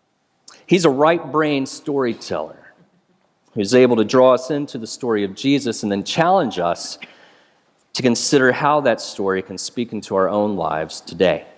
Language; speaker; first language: English; native; English